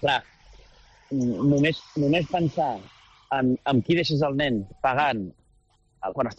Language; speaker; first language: Catalan; native; Catalan